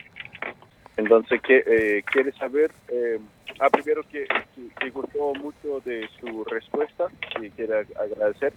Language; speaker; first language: Spanish; non-native, fluent; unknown